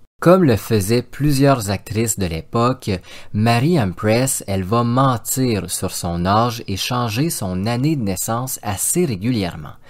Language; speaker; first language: French; native; French